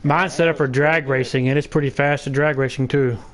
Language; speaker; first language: English; native; English